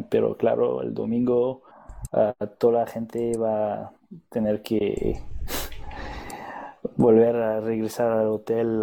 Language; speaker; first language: Spanish; non-native, fluent; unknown